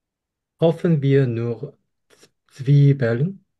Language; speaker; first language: German; non-native, learner; Korean